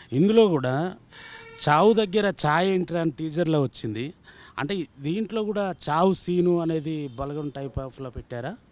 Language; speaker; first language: Telugu; native; Telugu